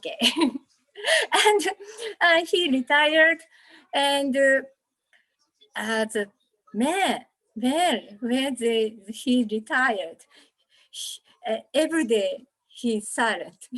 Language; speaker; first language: English; non-native, learner; Japanese